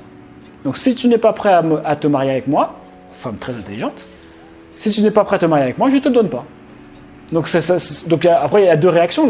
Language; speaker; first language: French; native; French